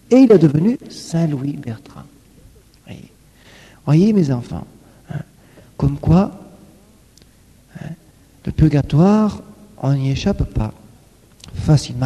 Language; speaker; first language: French; native; French